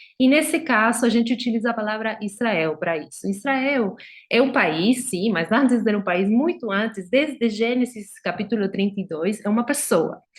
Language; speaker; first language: Portuguese; non-native, fluent; Spanish